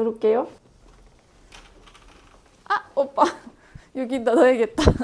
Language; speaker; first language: Korean; non-native, learner; Turkish